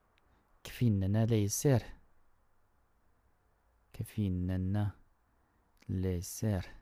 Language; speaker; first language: Norwegian; non-native, learner; English